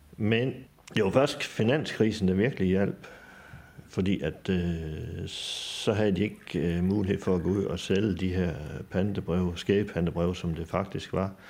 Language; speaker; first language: Danish; native; Danish